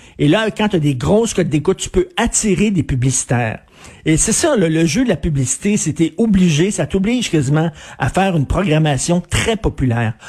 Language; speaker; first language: French; native; French